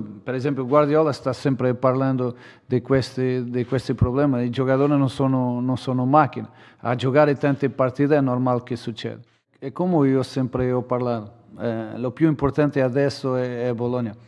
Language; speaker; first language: Italian; non-native, fluent; Portuguese